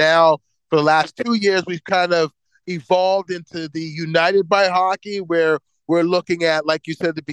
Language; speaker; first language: English; native; English